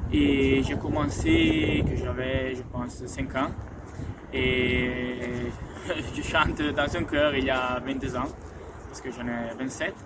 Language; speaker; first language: French; non-native, local second language; Italian